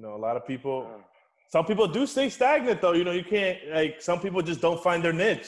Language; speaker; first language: English; native; English